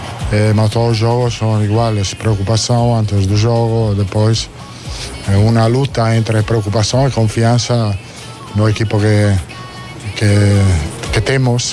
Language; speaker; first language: Portuguese; non-native, fluent; Italian